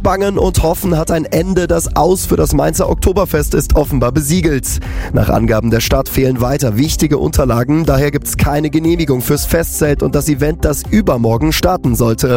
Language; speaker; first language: German; native; German